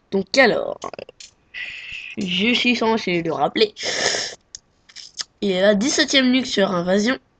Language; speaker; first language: French; native; French